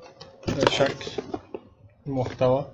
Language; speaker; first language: Arabic; native; Arabic